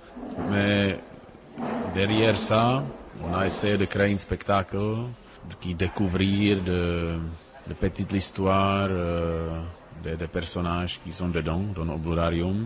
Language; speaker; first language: French; non-native, learner; Czech